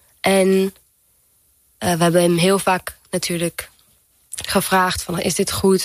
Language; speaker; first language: Dutch; early bilingual, heritage; Dutch